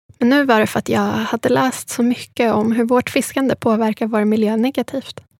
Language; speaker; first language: Swedish; early bilingual, other home language; Spanish